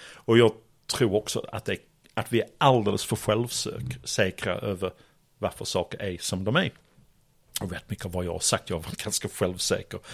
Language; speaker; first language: Swedish; non-native, fluent; English